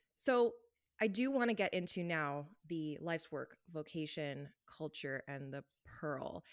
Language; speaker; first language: English; native; English